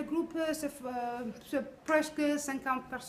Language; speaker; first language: French; non-native, learner; Greek